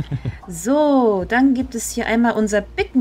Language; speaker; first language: German; native; German